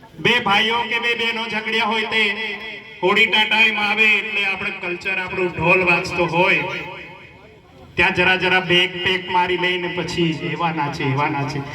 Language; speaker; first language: Gujarati; non-native, local second language; Vasavi